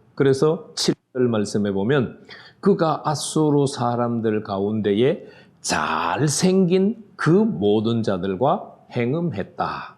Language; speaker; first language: Korean; native; Korean